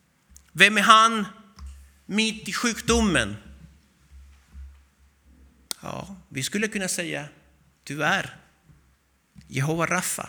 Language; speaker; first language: Swedish; non-native, fluent; Spanish